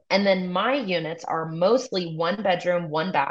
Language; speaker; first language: English; native; English